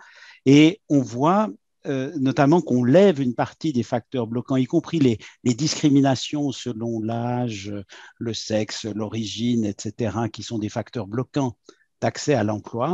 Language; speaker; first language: French; native; French